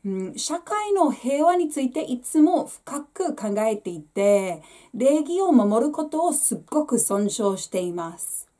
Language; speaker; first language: Japanese; non-native, fluent; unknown